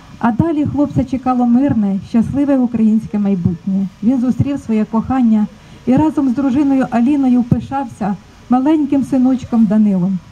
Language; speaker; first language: Ukrainian; native; Ukrainian